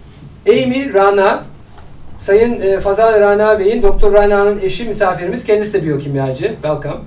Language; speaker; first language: Turkish; native; Turkish